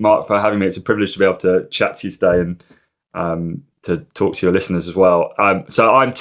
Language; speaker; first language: English; native; English